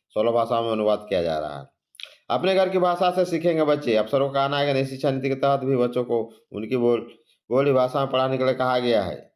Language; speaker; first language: Hindi; native; Hindi